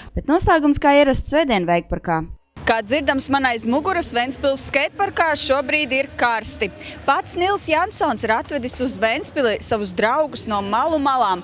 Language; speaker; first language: Latvian; native; Latvian